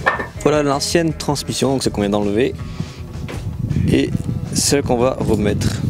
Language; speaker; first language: French; native; French